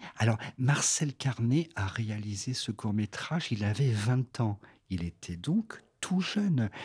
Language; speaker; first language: French; native; French